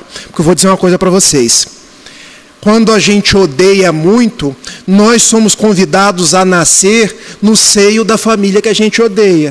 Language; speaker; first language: Portuguese; native; Portuguese